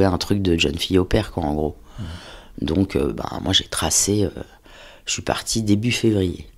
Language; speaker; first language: French; native; French